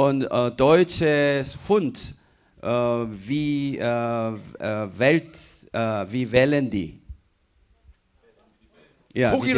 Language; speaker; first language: German; non-native, fluent; Korean